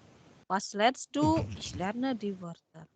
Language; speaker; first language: German; non-native, fluent; Indonesian